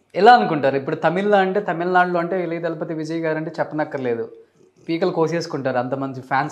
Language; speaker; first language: Telugu; native; Telugu